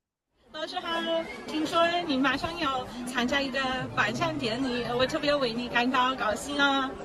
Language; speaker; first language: Chinese; non-native, fluent; English